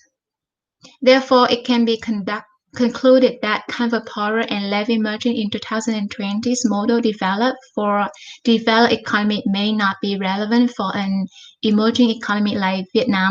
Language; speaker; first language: English; non-native, fluent; Vietnamese